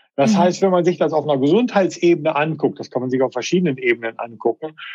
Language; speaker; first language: German; native; German